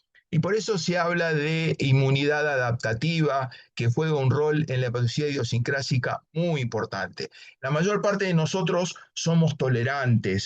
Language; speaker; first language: Spanish; native; Spanish